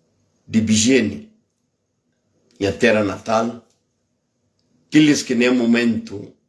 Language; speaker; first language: Portuguese; non-native, local second language; Upper Guinea Crioulo